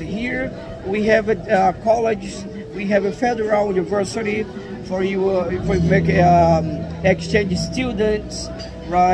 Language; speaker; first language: English; non-native, learner; Portuguese